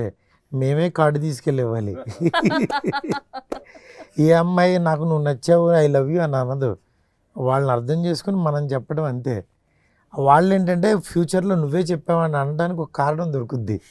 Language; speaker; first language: Telugu; native; Telugu